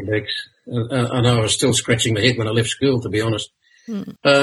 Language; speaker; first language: English; native; English